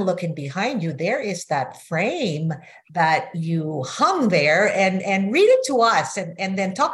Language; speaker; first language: English; non-native, local second language; Filipino